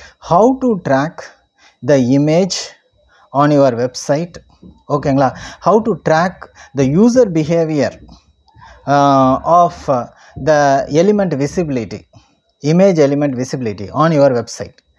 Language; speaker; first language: English; non-native, local second language; Tamil